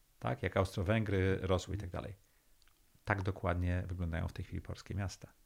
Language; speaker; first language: Polish; early bilingual, heritage; Polish